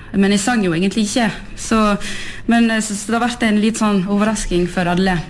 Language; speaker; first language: Norwegian; non-native, fluent; French